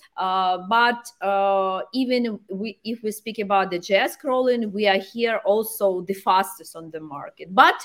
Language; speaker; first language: English; non-native, fluent; Ukrainian